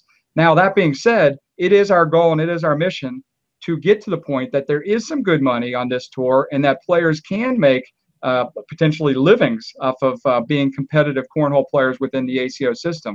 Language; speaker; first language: English; native; English